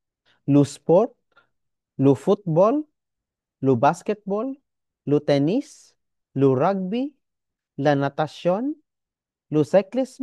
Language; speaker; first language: French; non-native, learner; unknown